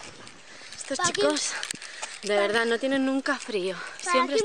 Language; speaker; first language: Spanish; native; Spanish